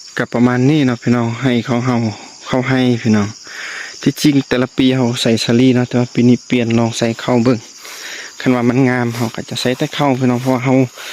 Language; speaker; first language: Lao; non-native, local second language; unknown